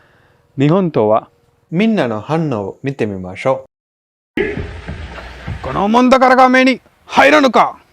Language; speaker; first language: Japanese; non-native, fluent; Tamil